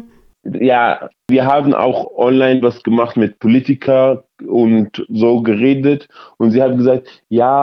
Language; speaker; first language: German; early bilingual, other home language; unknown